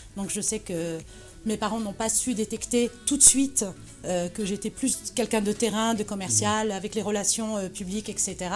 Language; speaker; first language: French; early bilingual, other home language; Arabic